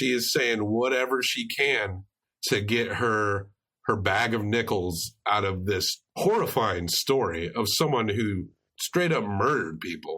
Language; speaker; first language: English; native; English